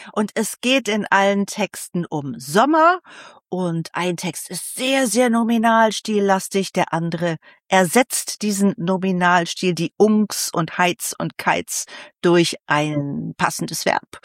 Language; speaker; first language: German; native; German